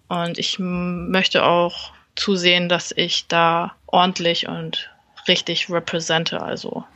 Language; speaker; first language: German; early bilingual, other home language; Vietnamese